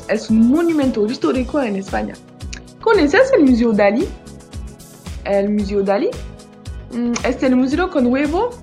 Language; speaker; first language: Spanish; non-native, learner; French